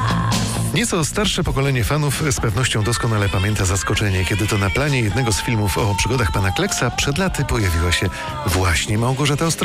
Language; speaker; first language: Polish; native; Polish